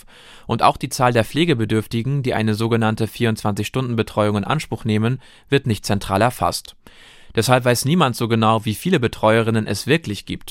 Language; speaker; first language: German; native; German